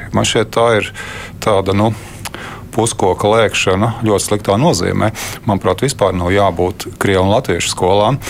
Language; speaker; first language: Latvian; native; Latvian